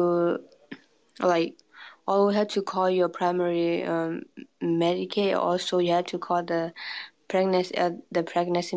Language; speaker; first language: English; non-native, fluent; Burmese